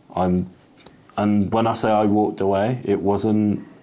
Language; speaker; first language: English; native; English